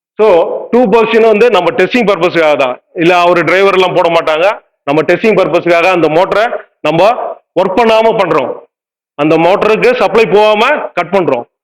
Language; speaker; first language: Tamil; native; Tamil